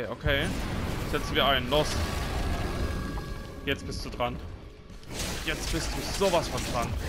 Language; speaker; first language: German; native; German